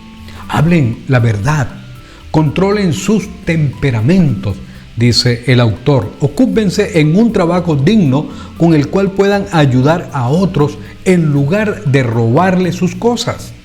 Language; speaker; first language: Spanish; native; Spanish